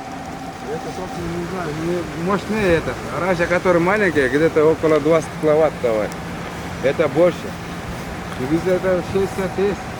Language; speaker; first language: Russian; non-native, local second language; Kyrgyz